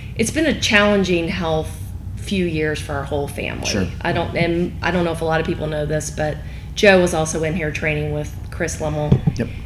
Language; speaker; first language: English; native; English